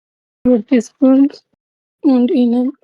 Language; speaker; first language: German; non-native, learner; Urdu